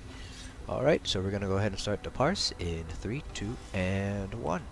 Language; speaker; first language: English; native; English